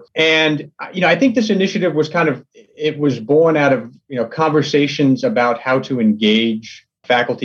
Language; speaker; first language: English; native; English